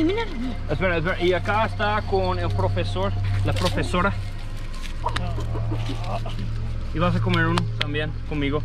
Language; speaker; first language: Spanish; non-native, fluent; English